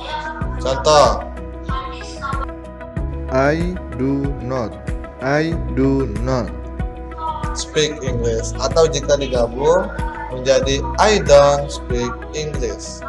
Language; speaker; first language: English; non-native, learner; Indonesian